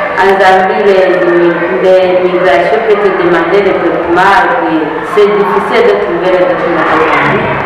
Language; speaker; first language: French; non-native, local second language; Rundi